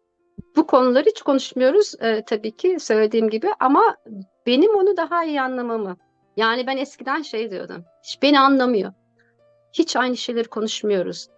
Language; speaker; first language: Turkish; native; Turkish